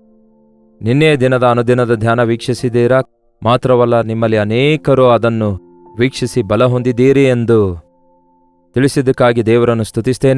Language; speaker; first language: Kannada; native; Kannada